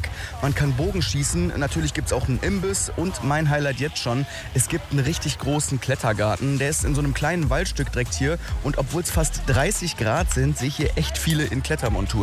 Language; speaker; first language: German; native; German